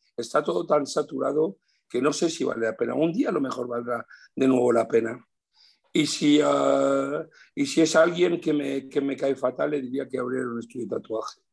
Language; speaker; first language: Spanish; early bilingual, heritage; Spanish